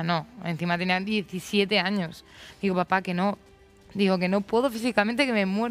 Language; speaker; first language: Spanish; native; Spanish